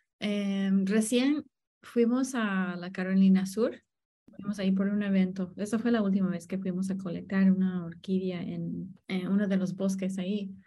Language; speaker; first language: Spanish; non-native, fluent; English